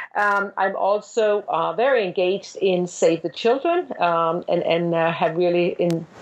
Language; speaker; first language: English; non-native, fluent; Danish